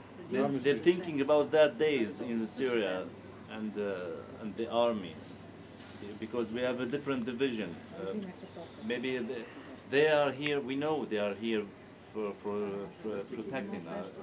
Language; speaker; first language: English; non-native, learner; Arabic